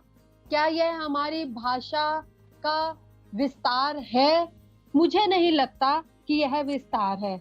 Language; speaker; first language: Hindi; native; Hindi